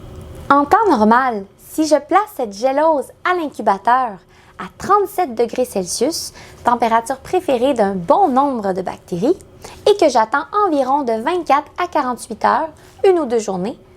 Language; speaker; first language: French; native; French